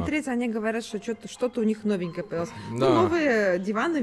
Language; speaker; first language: Russian; native; Russian